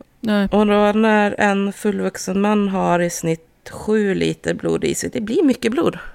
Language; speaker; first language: Swedish; native; Swedish